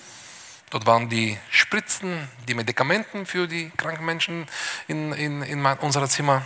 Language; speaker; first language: German; non-native, fluent; Bulgarian